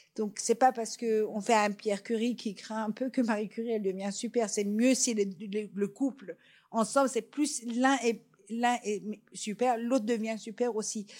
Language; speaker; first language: French; non-native, fluent; Persian